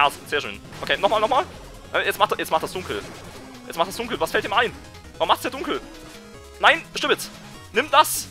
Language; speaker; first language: German; native; German